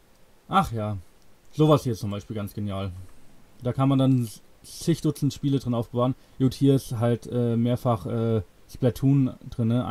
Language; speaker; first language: German; native; German